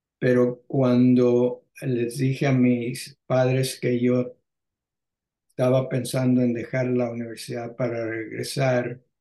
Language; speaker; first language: Spanish; early bilingual, heritage; Spanish